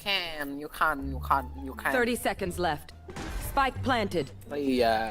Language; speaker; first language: English; non-native, learner; Indonesian